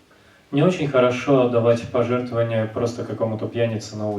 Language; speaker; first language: Russian; native; Russian